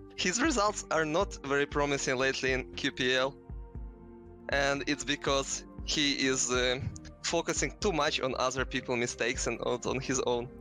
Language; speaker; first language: English; non-native, fluent; Russian